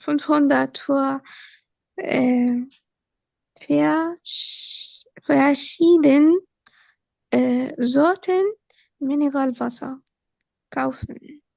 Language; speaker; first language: German; non-native, learner; Arabic